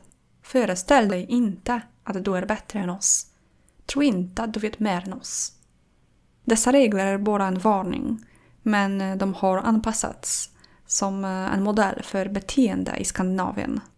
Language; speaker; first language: Swedish; non-native, fluent; Polish